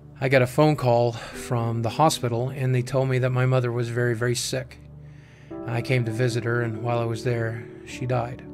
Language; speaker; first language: English; native; English